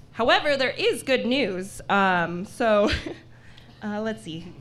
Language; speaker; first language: English; early bilingual, other home language; Filipino